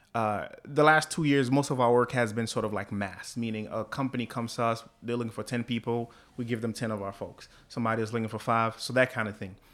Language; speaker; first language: English; early bilingual, other home language; Haitian Creole